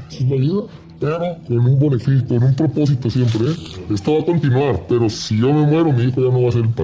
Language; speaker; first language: Spanish; native; Spanish